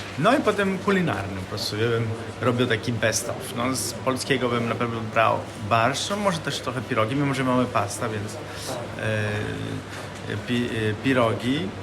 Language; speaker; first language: Polish; non-native, learner; Italian